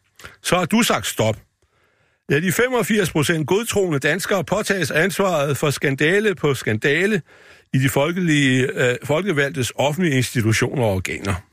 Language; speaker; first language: Danish; native; Danish